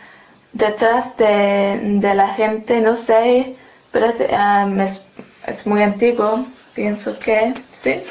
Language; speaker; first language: Spanish; non-native, learner; English